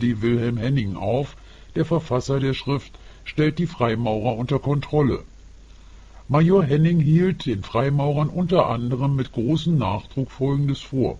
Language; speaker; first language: German; native; German